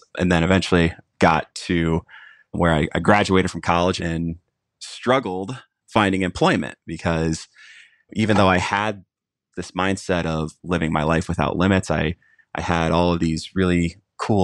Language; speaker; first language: English; native; English